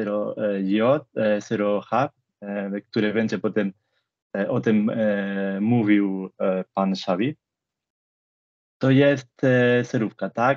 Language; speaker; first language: Polish; non-native, fluent; Spanish